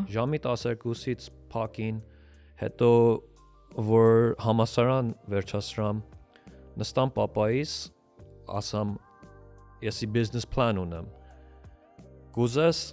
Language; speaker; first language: Armenian; early bilingual, heritage; Armenian